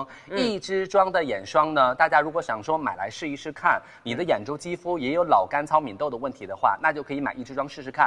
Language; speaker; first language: Chinese; native; Chinese